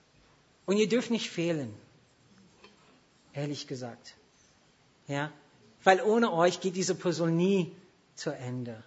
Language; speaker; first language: German; non-native, fluent; English